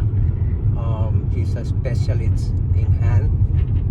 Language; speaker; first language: English; non-native, learner; Spanish